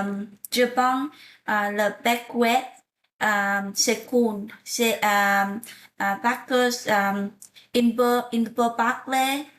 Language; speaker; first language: French; non-native, learner; Vietnamese